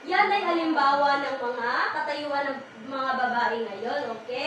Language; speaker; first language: Filipino; native; Filipino